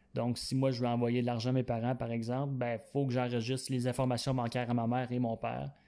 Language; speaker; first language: French; native; French